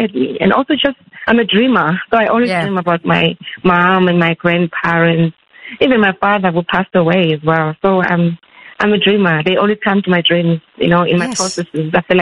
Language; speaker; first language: English; non-native, local second language; Xhosa